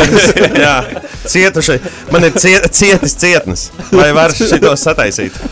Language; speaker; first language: Latvian; native; Latvian